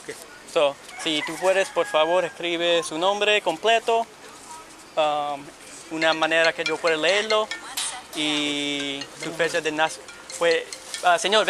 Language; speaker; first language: Spanish; early bilingual, heritage; Spanish